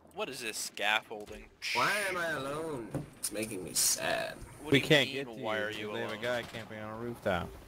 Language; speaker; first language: English; native; English